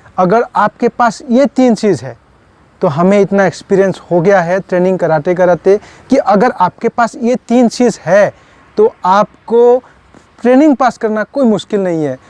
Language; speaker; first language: Hindi; non-native, local second language; Assamese